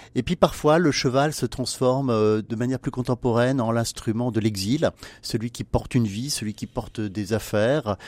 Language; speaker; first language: French; native; French